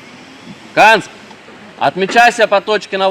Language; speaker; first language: Russian; native; Russian